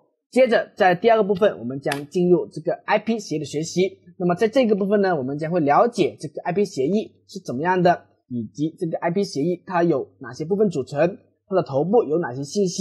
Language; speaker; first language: Chinese; native; Chinese